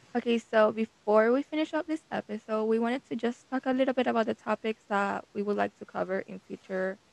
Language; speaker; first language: English; non-native, fluent; Spanish